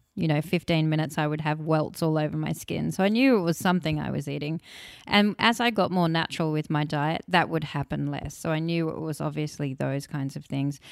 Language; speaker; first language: English; early bilingual, other home language; Hindi